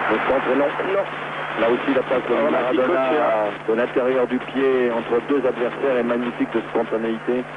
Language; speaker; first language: French; native; French